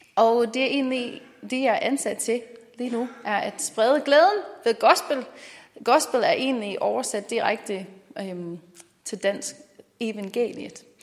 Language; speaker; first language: Danish; non-native, fluent; English